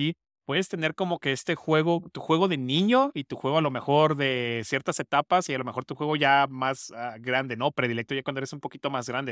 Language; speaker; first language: Spanish; native; Spanish